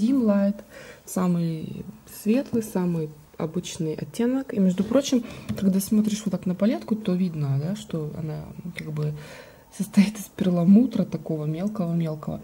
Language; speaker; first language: Russian; native; Russian